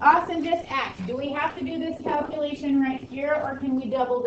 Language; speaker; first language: English; native; English